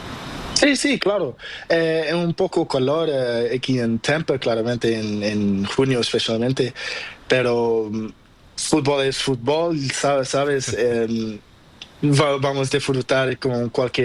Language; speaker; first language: Spanish; non-native, learner; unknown